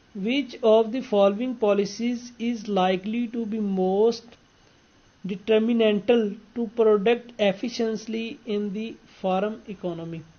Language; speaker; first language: English; non-native, local second language; Urdu